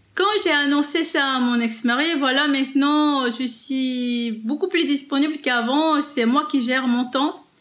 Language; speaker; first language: French; non-native, fluent; Korean